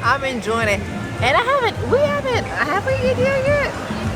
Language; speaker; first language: English; native; English